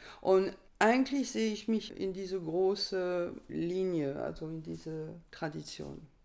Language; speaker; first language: German; non-native, fluent; French